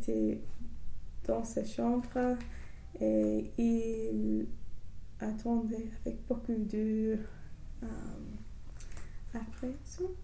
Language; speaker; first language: French; non-native, learner; English